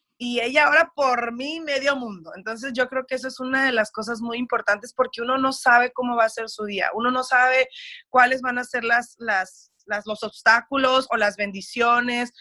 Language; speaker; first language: Spanish; early bilingual, heritage; Spanish